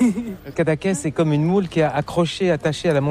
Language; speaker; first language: French; native; French